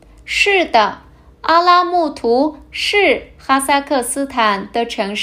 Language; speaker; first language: Chinese; non-native, fluent; Kazakh